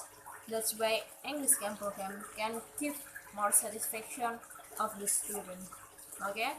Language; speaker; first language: English; non-native, learner; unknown